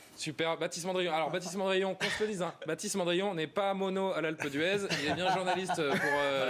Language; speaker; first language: French; native; French